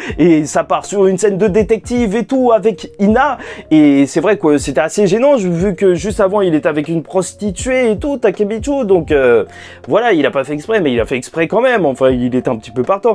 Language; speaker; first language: French; native; French